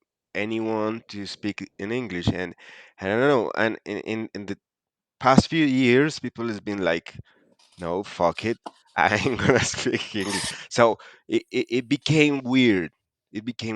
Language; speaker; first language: English; non-native, fluent; Spanish